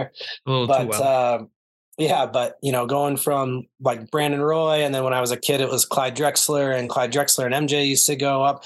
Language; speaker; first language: English; native; English